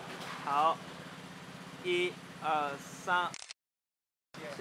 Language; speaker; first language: Chinese; non-native, learner; Japanese